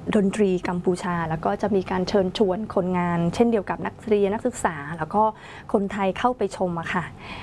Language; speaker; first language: Thai; non-native, fluent; Khmer